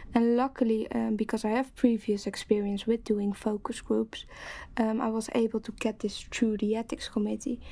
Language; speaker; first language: English; non-native, fluent; Dutch